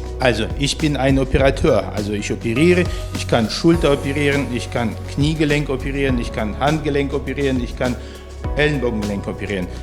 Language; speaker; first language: German; native; German